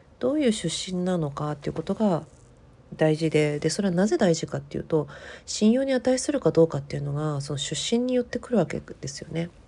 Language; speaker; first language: Japanese; native; Japanese